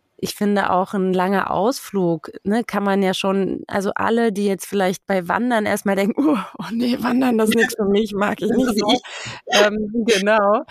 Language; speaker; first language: German; native; German